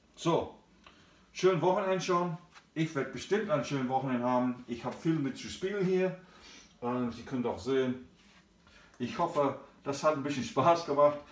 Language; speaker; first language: German; non-native, learner; English